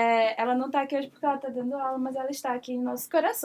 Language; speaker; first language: Portuguese; native; Portuguese